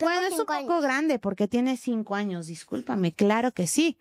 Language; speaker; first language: Spanish; native; Spanish